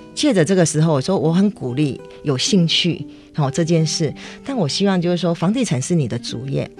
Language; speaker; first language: Chinese; native; Chinese